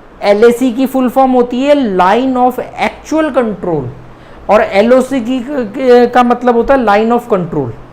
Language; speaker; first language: Hindi; native; Hindi